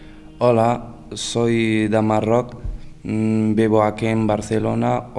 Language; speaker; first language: Spanish; non-native, learner; Arabic